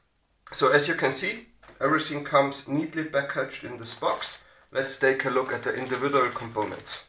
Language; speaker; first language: English; non-native, fluent; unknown